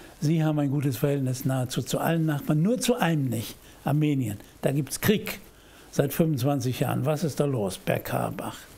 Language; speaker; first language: German; native; German